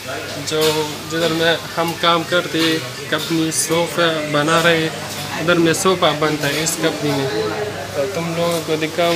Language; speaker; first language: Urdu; non-native, local second language; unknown